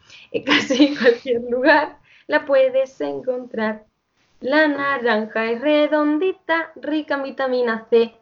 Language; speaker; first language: Spanish; native; Spanish